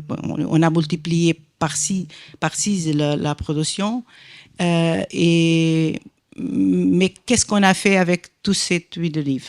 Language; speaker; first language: French; non-native, fluent; Portuguese